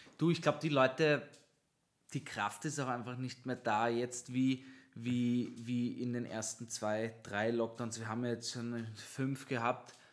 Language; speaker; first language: German; native; German